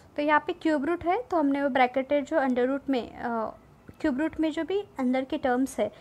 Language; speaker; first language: Hindi; non-native, local second language; Marathi